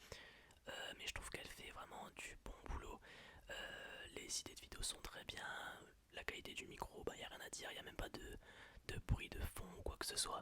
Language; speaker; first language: French; native; French